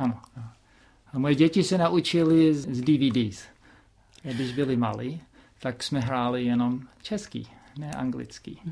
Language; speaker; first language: Czech; early bilingual, heritage; Czech